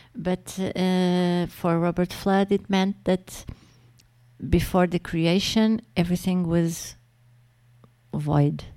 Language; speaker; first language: English; non-native, fluent; Portuguese